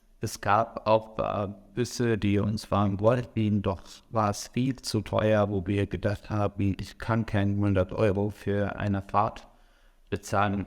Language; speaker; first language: German; non-native, fluent; Arabic